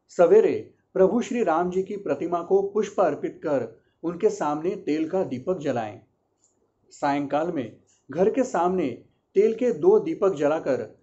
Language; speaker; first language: Hindi; non-native, local second language; Marathi